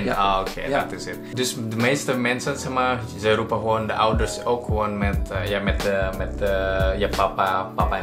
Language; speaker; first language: Dutch; non-native, learner; Indonesian